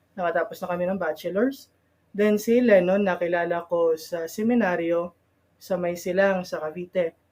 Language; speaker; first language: Filipino; non-native, local second language; Hiligaynon